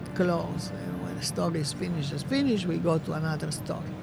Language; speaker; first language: English; non-native, fluent; Italian